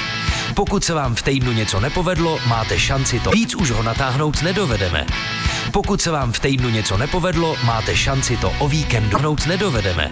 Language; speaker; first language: Czech; native; Czech